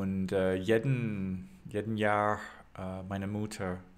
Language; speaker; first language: German; non-native, learner; English